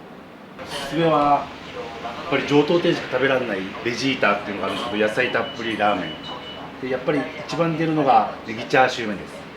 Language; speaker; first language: Japanese; native; Japanese